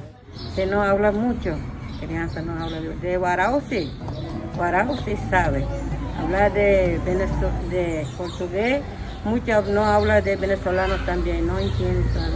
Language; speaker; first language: Spanish; non-native, learner; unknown